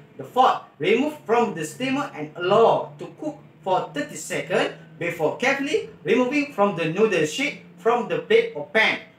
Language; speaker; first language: English; non-native, local second language; Malay